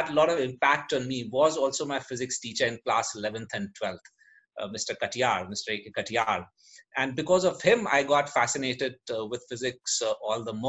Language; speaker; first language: English; native; English